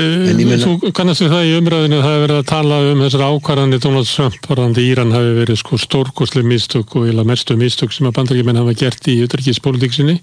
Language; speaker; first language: Icelandic; native; Icelandic